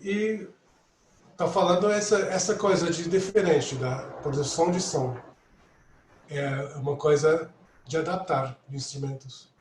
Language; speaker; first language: Portuguese; non-native, fluent; English